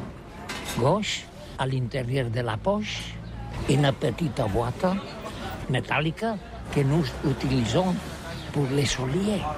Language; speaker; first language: French; non-native, learner; Catalan